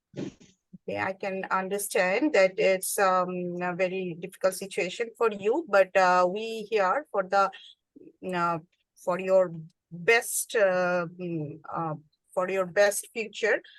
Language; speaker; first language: English; non-native, learner; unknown